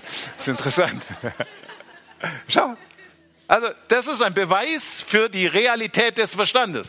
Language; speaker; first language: German; native; German